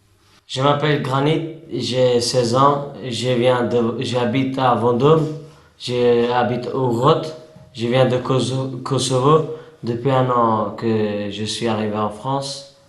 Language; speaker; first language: French; non-native, learner; Albanian